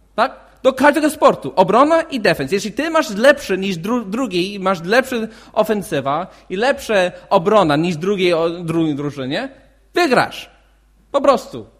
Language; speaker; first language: Polish; non-native, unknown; English